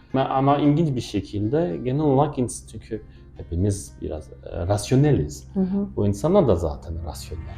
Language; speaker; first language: Turkish; non-native, fluent; French